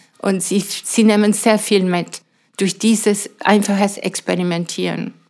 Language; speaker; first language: German; non-native, fluent; Spanish